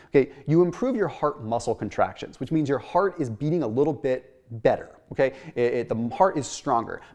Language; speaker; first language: English; native; English